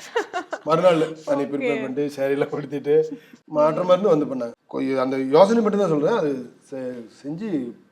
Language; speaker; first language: Tamil; native; Tamil